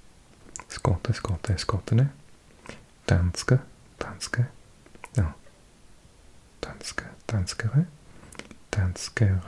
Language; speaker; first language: Danish; non-native, learner; English